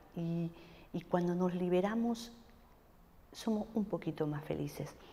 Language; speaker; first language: Spanish; native; Spanish